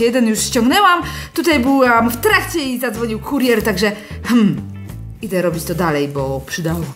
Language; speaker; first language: Polish; native; Polish